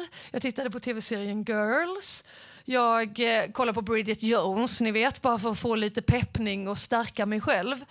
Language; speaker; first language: Swedish; native; Swedish